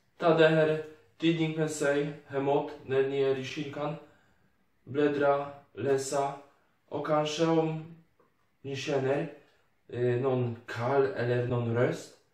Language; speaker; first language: Swedish; non-native, fluent; Polish